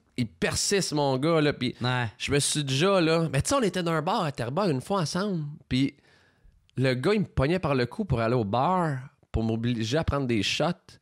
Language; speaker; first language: French; native; French